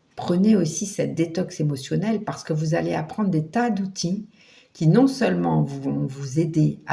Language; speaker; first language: French; native; French